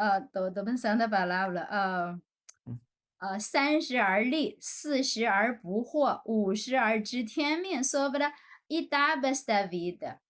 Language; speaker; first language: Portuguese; non-native, fluent; Chinese